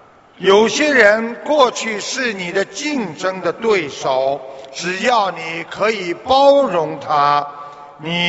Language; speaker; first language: Chinese; native; Chinese